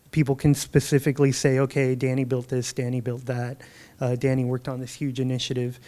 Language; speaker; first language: English; native; English